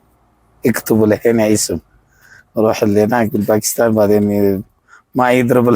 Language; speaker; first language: Arabic; non-native, learner; Urdu